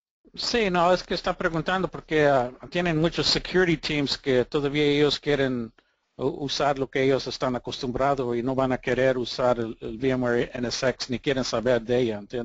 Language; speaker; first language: Spanish; non-native, fluent; English